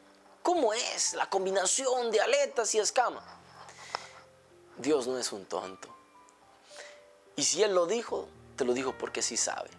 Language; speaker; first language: Spanish; native; Spanish